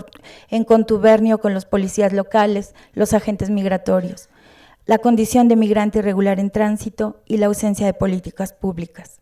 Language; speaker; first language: Spanish; native; Spanish